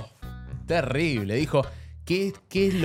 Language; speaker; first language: Spanish; native; Spanish